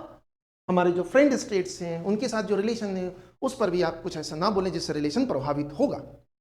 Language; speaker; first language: Hindi; native; Hindi